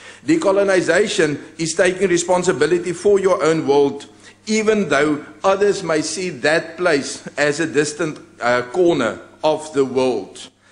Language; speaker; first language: English; non-native, local second language; Afrikaans